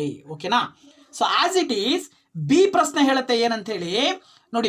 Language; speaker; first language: Kannada; native; Kannada